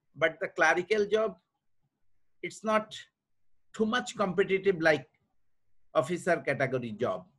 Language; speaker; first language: English; non-native, local second language; Bangla